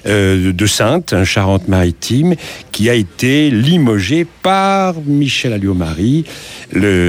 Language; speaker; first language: French; native; French